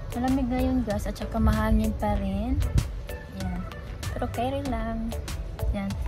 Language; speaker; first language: Filipino; non-native, local second language; Cebuano